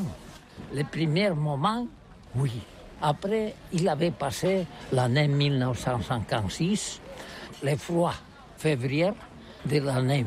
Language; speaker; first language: French; non-native, learner; Catalan